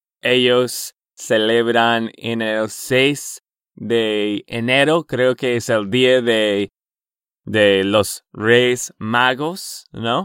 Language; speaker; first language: Spanish; non-native, learner; English